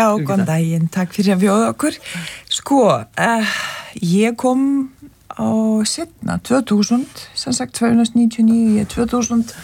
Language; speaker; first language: Icelandic; non-native, fluent; Lithuanian